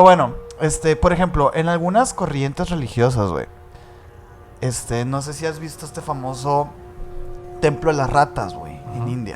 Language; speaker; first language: Spanish; native; Spanish